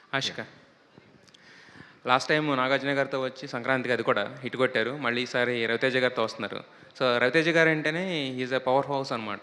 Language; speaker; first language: Telugu; native; Telugu